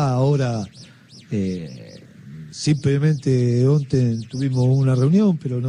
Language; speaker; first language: Portuguese; non-native, learner; Spanish